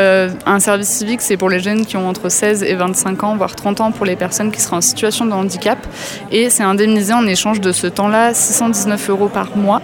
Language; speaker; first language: French; native; French